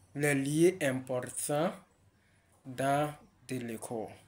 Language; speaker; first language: French; non-native, learner; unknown